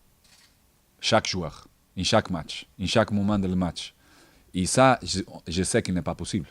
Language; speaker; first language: French; non-native, learner; Portuguese